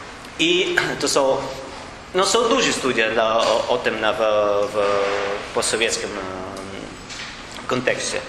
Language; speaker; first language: Polish; non-native, learner; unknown